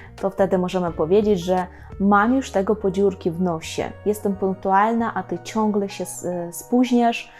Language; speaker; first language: Polish; non-native, fluent; Ukrainian